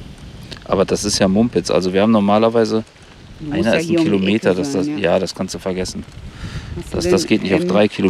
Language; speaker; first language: German; native; German